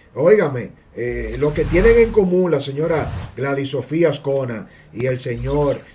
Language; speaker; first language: Spanish; native; Spanish